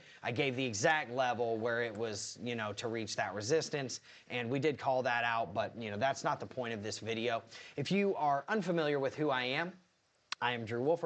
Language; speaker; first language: English; native; English